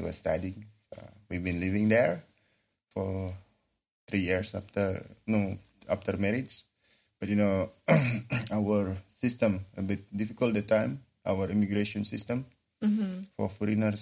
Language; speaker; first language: English; non-native, learner; Indonesian